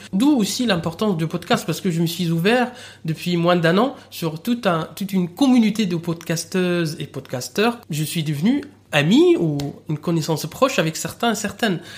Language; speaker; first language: French; non-native, fluent; Arabic